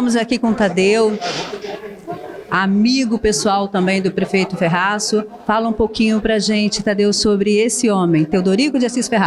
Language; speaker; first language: Portuguese; native; Portuguese